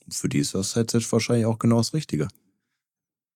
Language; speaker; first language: German; native; German